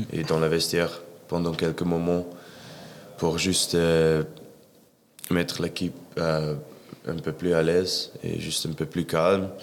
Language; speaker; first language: French; non-native, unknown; English